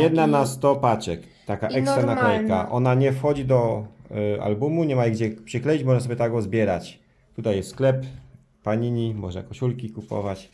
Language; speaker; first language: Polish; early bilingual, heritage; Polish